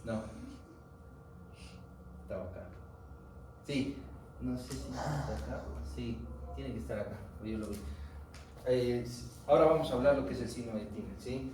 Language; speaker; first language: Spanish; native; Spanish